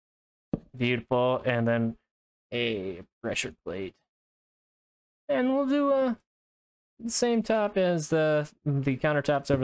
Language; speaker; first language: English; native; English